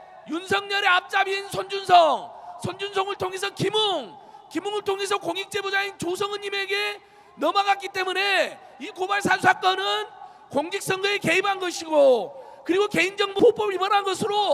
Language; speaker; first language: Korean; native; Korean